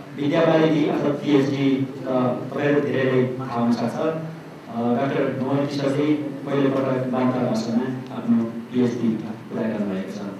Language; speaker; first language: Nepali; non-native, local second language; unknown